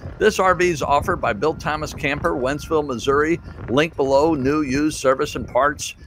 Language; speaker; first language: English; native; English